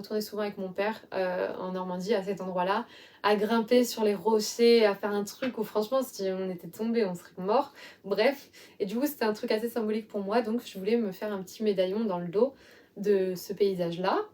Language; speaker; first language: French; native; French